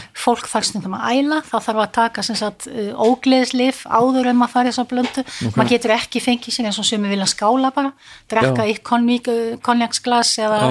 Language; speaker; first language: Icelandic; non-native, fluent; Dutch